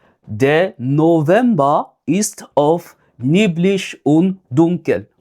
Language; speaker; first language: German; non-native, fluent; French